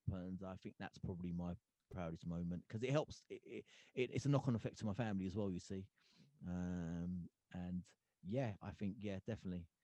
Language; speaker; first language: English; early bilingual, other home language; Punjabi